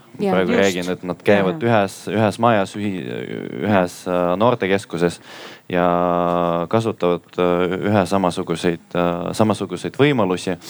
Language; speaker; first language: Estonian; non-native, local second language; Russian